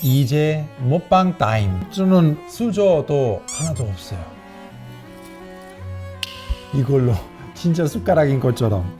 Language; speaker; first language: Korean; non-native, fluent; Italian